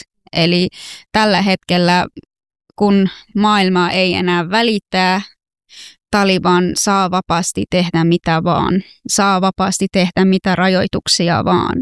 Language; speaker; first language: Finnish; non-native, fluent; Persian